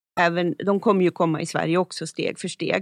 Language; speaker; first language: Swedish; native; Swedish